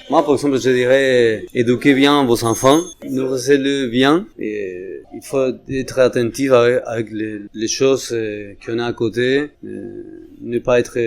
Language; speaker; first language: French; non-native, fluent; Spanish